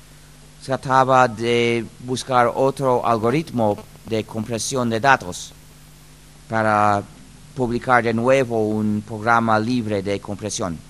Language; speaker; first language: Spanish; non-native, fluent; English